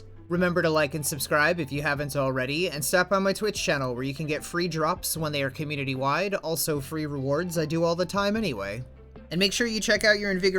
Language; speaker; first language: English; native; English